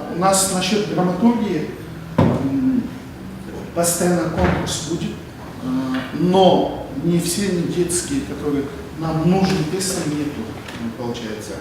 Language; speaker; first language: Russian; non-native, local second language; Kazakh